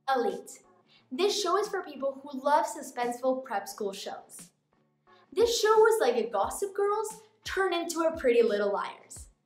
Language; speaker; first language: English; native; English